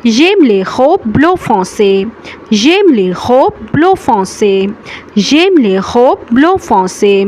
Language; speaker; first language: French; non-native, learner; Bangla